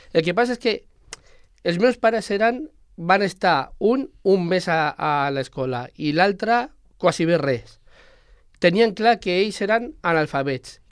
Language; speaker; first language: Catalan; non-native, local second language; Spanish